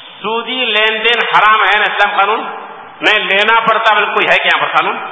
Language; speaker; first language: Urdu; native; Urdu